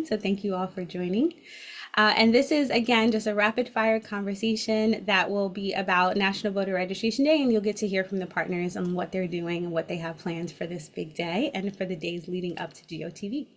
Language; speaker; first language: English; native; English